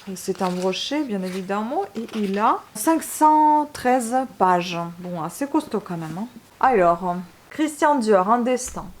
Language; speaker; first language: French; non-native, fluent; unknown